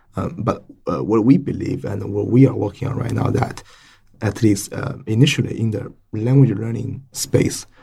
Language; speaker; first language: English; non-native, fluent; Chinese